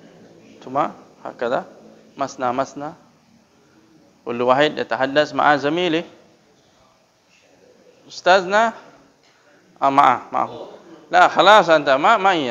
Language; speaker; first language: Arabic; non-native, fluent; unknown